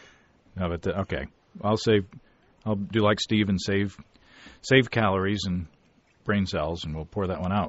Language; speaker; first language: English; native; English